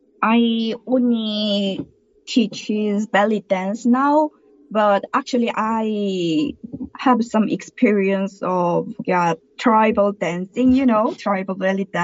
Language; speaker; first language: English; non-native, learner; Korean